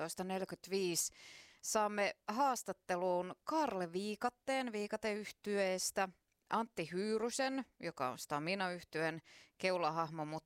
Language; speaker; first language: Finnish; native; Finnish